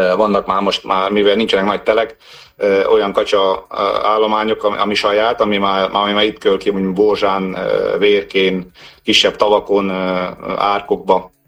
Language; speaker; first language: Hungarian; native; Hungarian